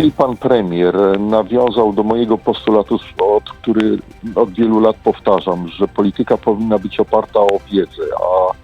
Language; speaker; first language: Polish; native; Polish